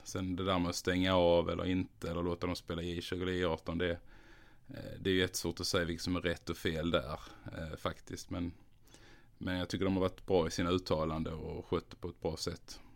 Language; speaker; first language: Swedish; native; Swedish